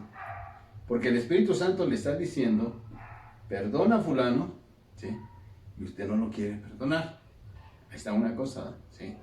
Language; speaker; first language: Spanish; native; Spanish